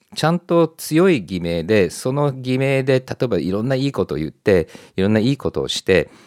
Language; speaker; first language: Japanese; early bilingual, heritage; Japanese